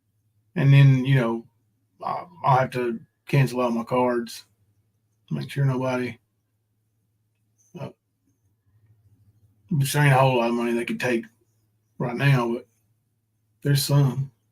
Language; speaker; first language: English; native; English